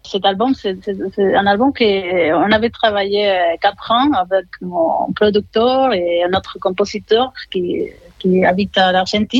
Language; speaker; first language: French; non-native, fluent; Spanish